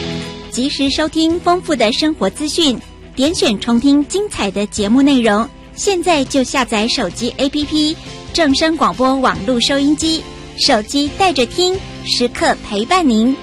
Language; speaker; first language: Chinese; native; Chinese